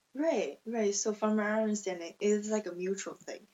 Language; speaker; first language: English; non-native, fluent; Chinese